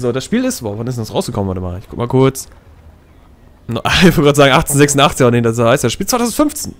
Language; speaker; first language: German; native; German